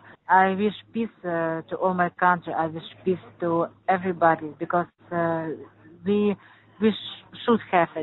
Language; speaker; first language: English; non-native, learner; Ukrainian